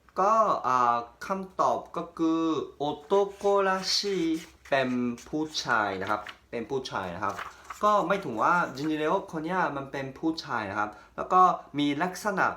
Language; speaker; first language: Thai; non-native, fluent; Japanese